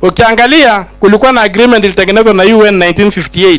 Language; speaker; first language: Swahili; non-native, local second language; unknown